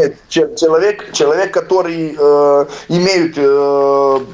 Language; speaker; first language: Russian; non-native, learner; Serbian